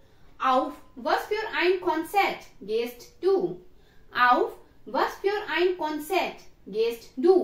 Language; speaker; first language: German; non-native, learner; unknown